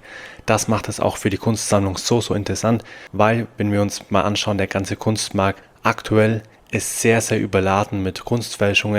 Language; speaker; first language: German; native; German